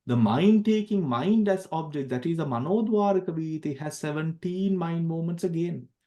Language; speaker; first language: English; non-native, local second language; Sinhala